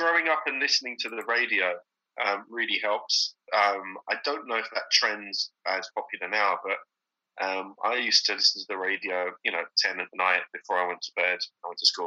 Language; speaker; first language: English; native; English